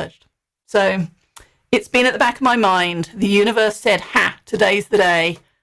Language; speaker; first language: English; native; English